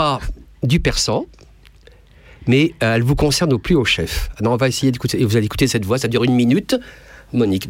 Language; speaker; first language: French; native; French